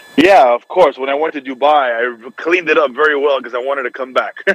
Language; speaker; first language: English; native; English